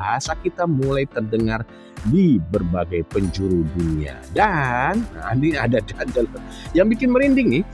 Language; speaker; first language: Indonesian; native; Indonesian